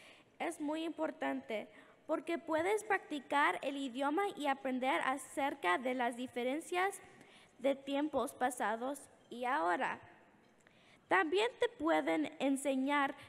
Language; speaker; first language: Spanish; early bilingual, heritage; English